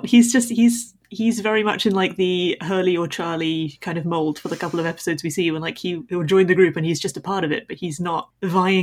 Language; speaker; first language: English; native; English